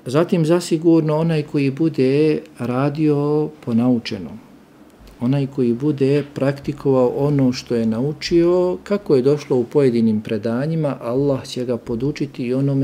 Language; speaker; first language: Serbian; native; Serbian